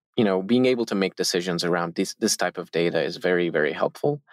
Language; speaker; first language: English; non-native, fluent; Turkish